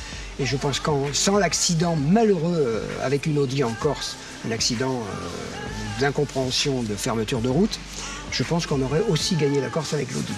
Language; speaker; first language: French; native; French